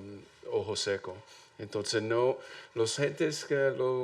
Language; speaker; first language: Spanish; non-native, learner; English